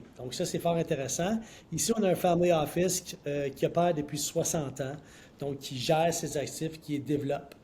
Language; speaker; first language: French; native; French